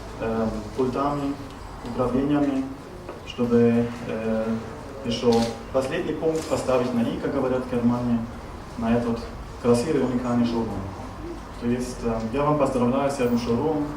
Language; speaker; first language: Russian; non-native, learner; German